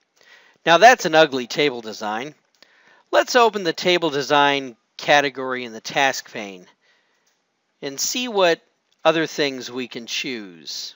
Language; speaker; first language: English; native; English